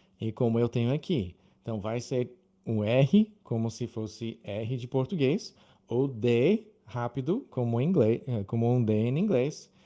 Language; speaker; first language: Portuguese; non-native, fluent; English